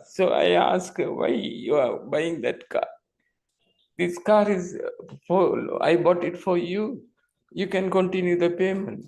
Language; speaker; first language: English; non-native, learner; Tamil